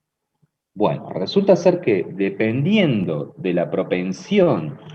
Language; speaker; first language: Spanish; native; Spanish